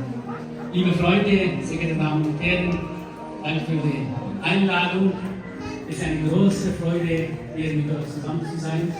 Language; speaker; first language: German; non-native, fluent; English